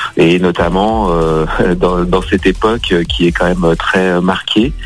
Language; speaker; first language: French; native; French